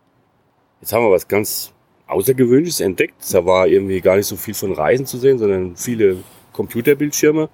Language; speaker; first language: German; native; German